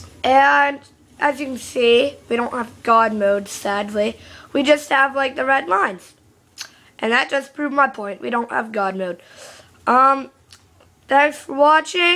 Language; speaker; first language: English; native; English